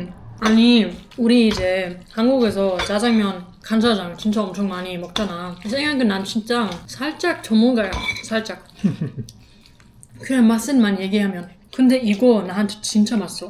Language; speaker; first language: Korean; non-native, learner; German